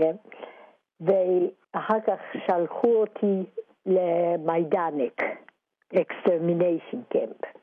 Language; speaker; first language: Hebrew; non-native, fluent; Polish